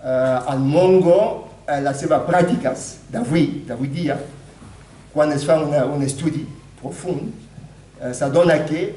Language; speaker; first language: Catalan; non-native, fluent; Lingala